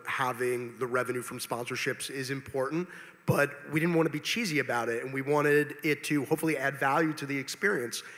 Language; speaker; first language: English; native; English